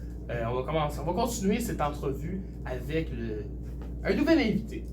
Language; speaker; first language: French; native; French